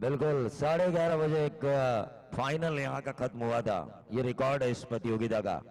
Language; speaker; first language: Hindi; non-native, local second language; Marathi